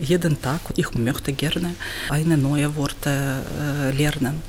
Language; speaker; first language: German; non-native, learner; Ukrainian